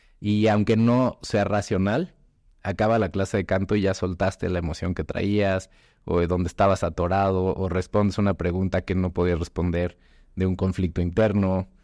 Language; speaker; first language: Spanish; native; Spanish